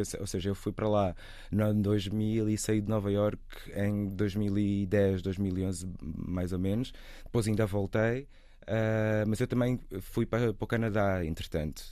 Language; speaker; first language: Portuguese; native; Portuguese